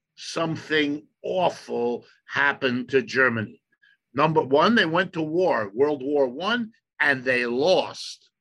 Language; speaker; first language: English; early bilingual, other home language; German